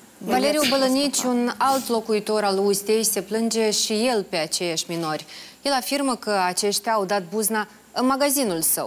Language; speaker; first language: Romanian; native; Romanian